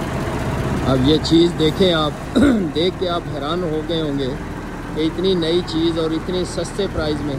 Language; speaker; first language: Urdu; non-native, local second language; Punjabi